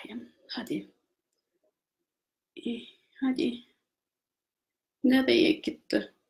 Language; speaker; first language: Turkish; non-native, fluent; German